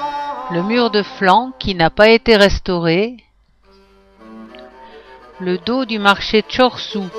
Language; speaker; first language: French; native; French